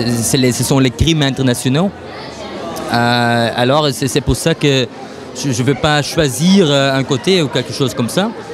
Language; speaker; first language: French; non-native, local second language; Dutch